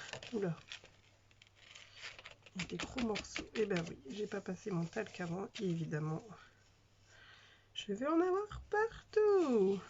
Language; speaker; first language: French; native; French